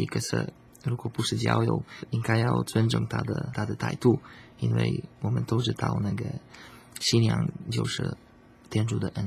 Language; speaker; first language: Chinese; non-native, fluent; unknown